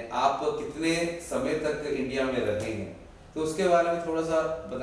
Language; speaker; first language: Hindi; native; Hindi